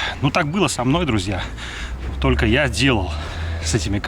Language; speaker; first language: Russian; native; Russian